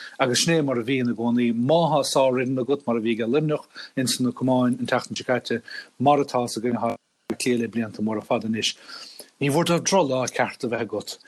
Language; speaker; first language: Irish; native; Irish